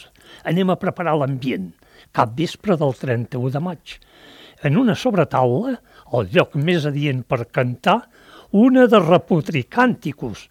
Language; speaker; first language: Catalan; native; Catalan